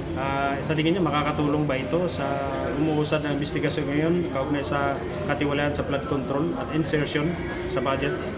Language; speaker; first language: Filipino; native; Filipino